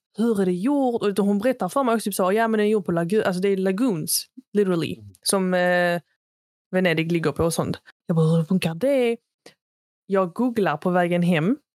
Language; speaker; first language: Swedish; early bilingual, other home language; Arabic